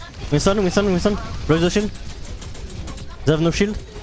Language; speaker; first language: English; non-native, learner; French